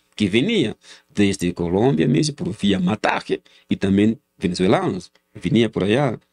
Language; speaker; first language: Spanish; non-native, learner; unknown